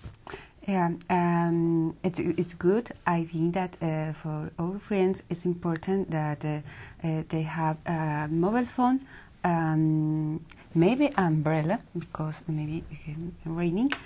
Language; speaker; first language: English; non-native, learner; Spanish